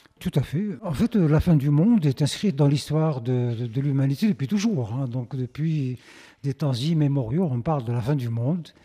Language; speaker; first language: French; non-native, local second language; Arabic